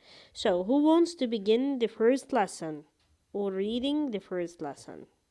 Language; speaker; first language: English; non-native, fluent; Arabic